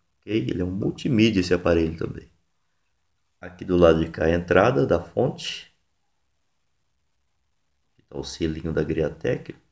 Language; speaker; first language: Portuguese; native; Portuguese